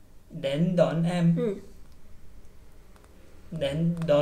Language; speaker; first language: Vietnamese; non-native, learner; Korean